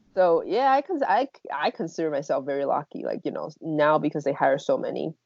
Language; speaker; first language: English; non-native, fluent; Chinese